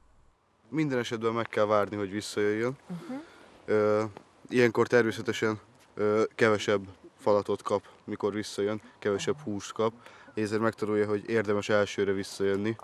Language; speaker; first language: Hungarian; native; Hungarian